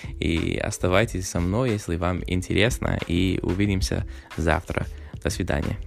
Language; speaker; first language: Russian; non-native, fluent; English